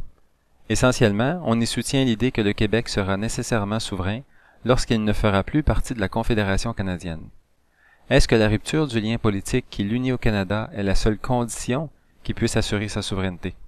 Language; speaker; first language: French; native; French